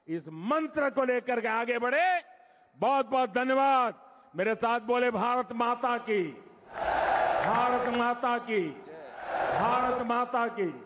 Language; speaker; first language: Hindi; non-native, local second language; Gujarati